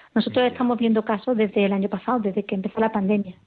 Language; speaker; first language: Spanish; native; Spanish